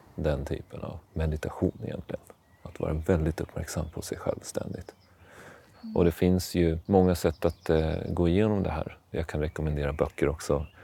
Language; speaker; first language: Swedish; native; Swedish